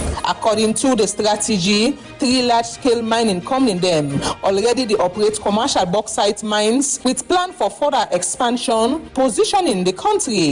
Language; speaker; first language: English; non-native, local second language; Krio